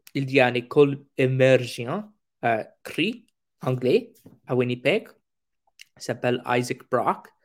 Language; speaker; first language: French; non-native, fluent; English